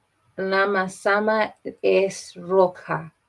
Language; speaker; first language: Spanish; non-native, learner; English